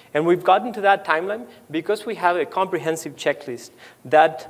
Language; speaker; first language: English; non-native, fluent; Spanish